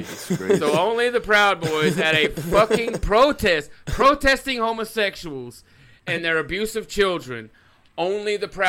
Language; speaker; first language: English; native; English